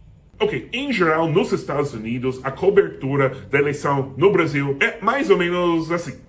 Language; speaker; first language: Portuguese; non-native, fluent; English